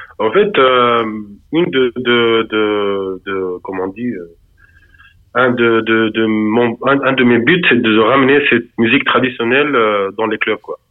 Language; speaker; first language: French; non-native, local second language; Arabic